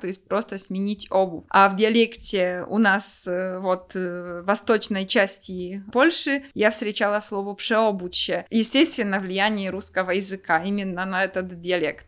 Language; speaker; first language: Russian; non-native, fluent; Polish